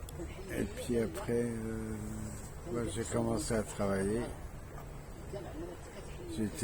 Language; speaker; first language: French; early bilingual, other home language; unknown